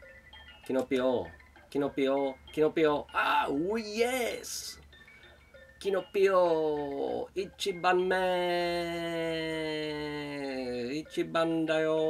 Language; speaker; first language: Japanese; non-native, learner; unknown